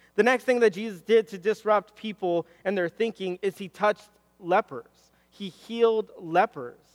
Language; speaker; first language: English; native; English